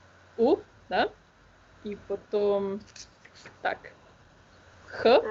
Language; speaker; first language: Russian; non-native, learner; Slovenian